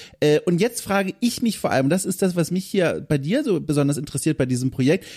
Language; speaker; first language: German; native; German